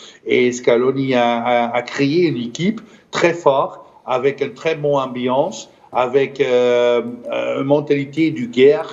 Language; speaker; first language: French; non-native, fluent; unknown